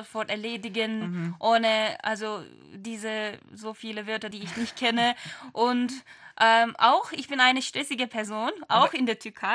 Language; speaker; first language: German; non-native, learner; Turkish